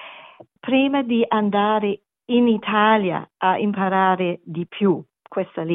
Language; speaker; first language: Italian; non-native, learner; German